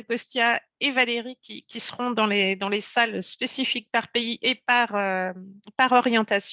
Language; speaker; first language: French; native; French